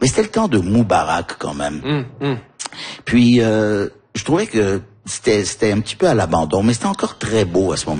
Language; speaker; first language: French; native; French